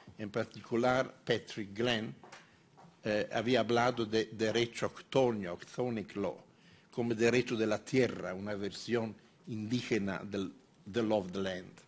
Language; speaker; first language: Spanish; non-native, fluent; Italian